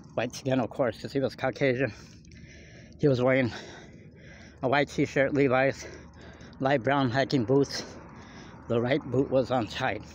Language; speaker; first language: English; native; English